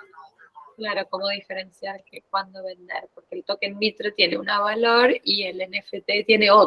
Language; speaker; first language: Spanish; native; Spanish